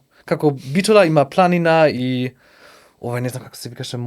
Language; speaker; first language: Macedonian; non-native, learner; German